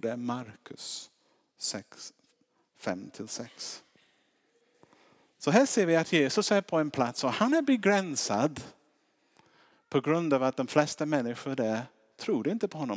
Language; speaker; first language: Swedish; non-native, fluent; English